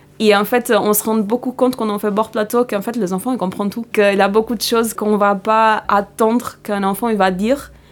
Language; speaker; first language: French; non-native, fluent; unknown